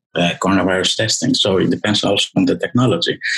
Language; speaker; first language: English; non-native, fluent; Greek